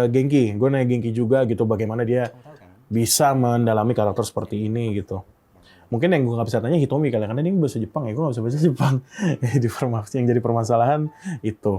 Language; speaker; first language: Indonesian; native; Indonesian